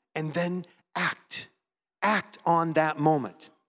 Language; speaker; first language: English; native; English